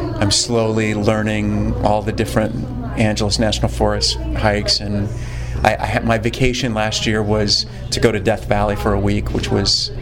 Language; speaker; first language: English; native; English